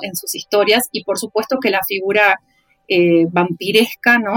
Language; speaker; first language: Spanish; native; Spanish